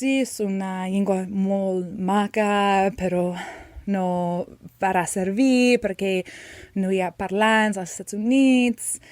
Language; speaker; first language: Catalan; non-native, learner; English